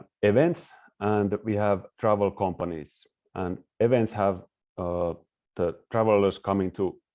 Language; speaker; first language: English; non-native, fluent; Finnish